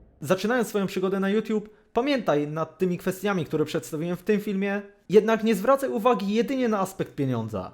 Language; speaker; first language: Polish; native; Polish